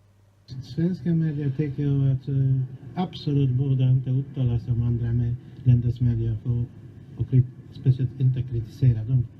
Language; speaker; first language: Swedish; non-native, fluent; Polish